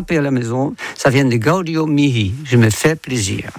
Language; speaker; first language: French; non-native, fluent; Dutch